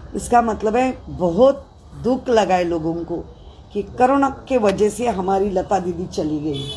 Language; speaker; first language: Hindi; non-native, local second language; Marathi